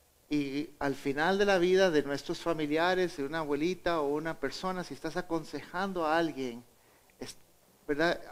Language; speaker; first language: Spanish; native; Spanish